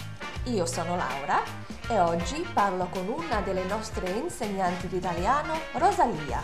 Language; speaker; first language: Italian; non-native, fluent; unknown